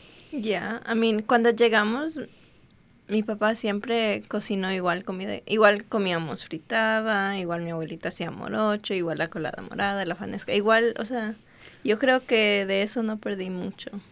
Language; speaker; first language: Spanish; early bilingual, heritage; Spanish